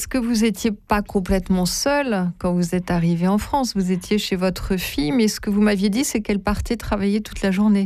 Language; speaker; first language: French; native; French